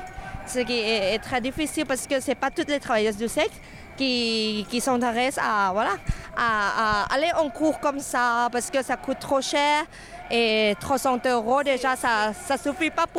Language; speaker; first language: French; non-native, fluent; Thai